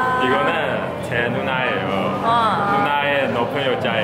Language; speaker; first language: Korean; non-native, learner; Chinese